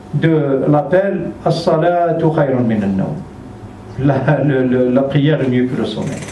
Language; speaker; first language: French; non-native, local second language; Arabic